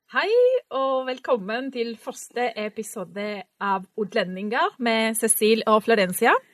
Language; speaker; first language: Norwegian; non-native, fluent; Spanish